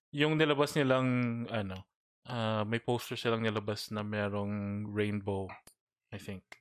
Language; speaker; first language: Filipino; native; Filipino